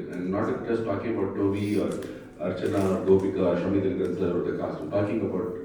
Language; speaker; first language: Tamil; non-native, fluent; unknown